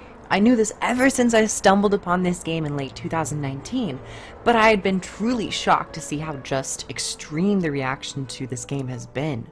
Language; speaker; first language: English; native; English